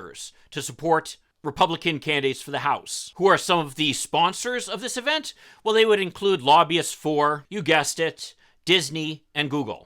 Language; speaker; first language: English; native; English